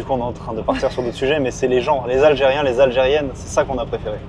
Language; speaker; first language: French; native; French